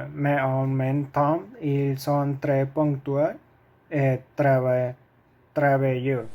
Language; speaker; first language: French; non-native, learner; Spanish